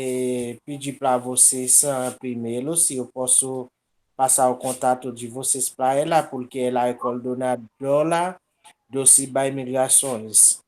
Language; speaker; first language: Portuguese; non-native, local second language; Haitian Creole